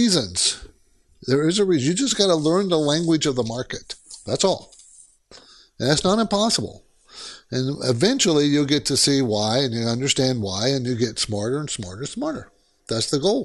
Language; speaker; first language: English; native; English